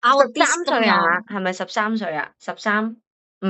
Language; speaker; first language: Cantonese; native; Cantonese